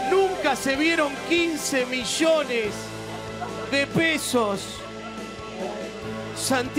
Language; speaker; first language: Spanish; native; Spanish